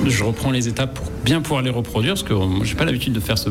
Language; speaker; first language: French; native; French